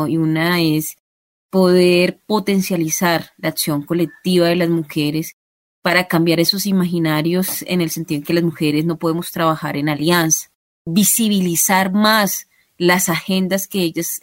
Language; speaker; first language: Spanish; native; Spanish